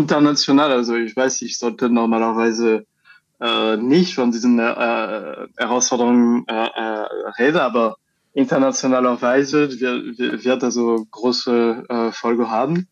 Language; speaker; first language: German; non-native, learner; French